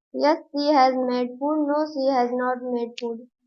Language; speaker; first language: English; non-native, learner; Hindi